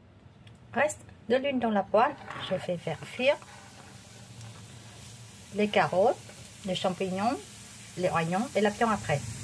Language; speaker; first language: French; non-native, learner; Vietnamese